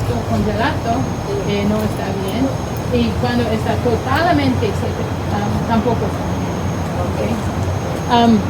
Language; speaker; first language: Spanish; non-native, learner; English